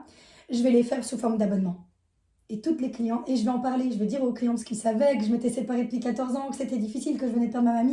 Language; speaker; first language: French; native; French